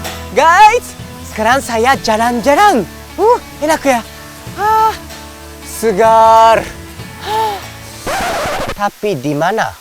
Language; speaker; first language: Indonesian; non-native, learner; Japanese